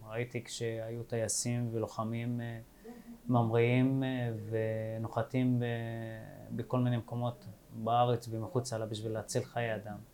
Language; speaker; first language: Hebrew; non-native, local second language; Arabic